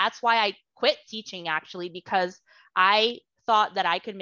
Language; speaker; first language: English; non-native, fluent; Portuguese